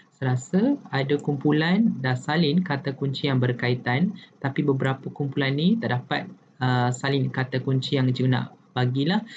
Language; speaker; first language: Malay; non-native, local second language; Tamil